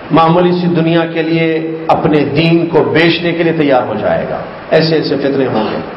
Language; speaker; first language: Urdu; native; Urdu